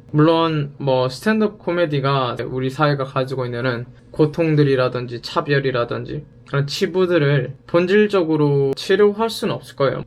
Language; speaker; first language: Korean; native; Korean